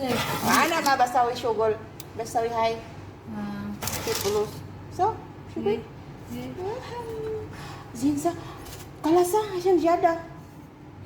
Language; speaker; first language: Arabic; non-native, learner; Cebuano